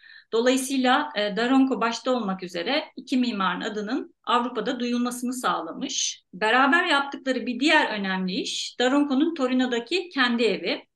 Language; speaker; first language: Turkish; native; Turkish